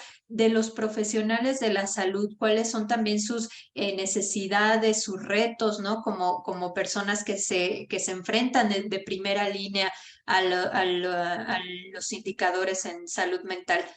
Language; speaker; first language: Spanish; native; Spanish